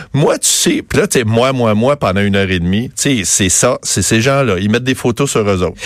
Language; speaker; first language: French; native; French